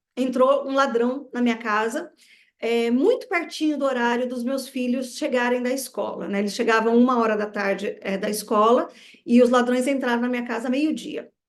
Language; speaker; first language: Portuguese; native; Portuguese